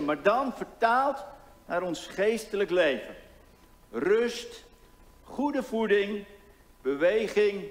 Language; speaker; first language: Dutch; native; Dutch